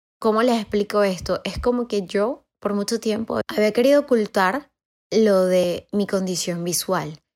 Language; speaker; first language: Spanish; native; Spanish